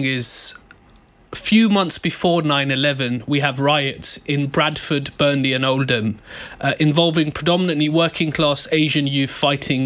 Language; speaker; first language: English; native; English